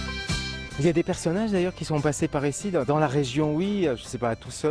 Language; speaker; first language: French; native; French